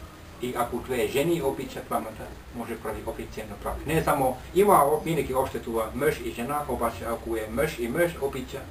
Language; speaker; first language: Bulgarian; non-native, learner; Finnish